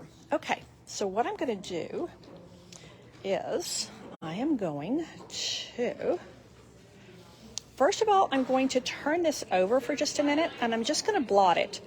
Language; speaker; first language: English; native; English